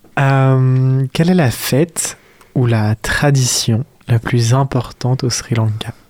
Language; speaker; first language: French; native; French